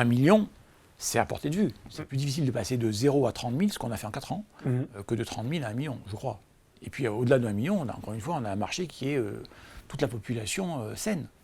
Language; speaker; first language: French; native; French